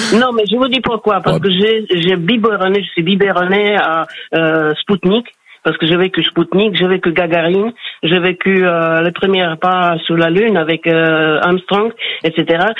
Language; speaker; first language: French; non-native, fluent; Slovak